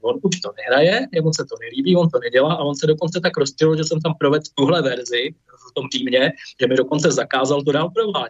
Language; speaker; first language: Czech; native; Czech